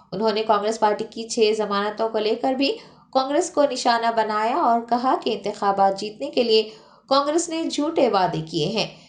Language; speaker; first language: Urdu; native; Urdu